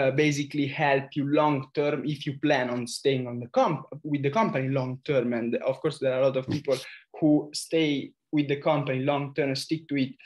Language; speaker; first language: English; non-native, fluent; Italian